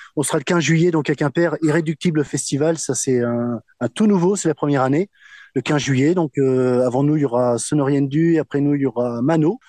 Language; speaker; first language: French; native; French